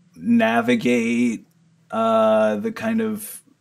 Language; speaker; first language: English; native; English